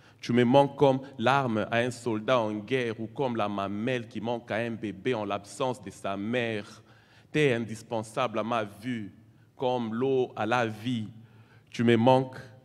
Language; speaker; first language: French; non-native, local second language; Swahili